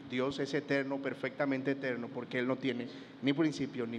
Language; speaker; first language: Spanish; native; Spanish